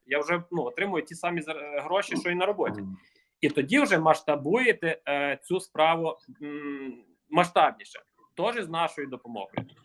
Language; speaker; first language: Ukrainian; native; Ukrainian